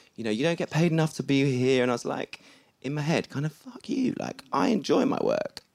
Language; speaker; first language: English; native; English